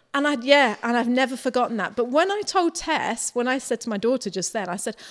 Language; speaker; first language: English; native; English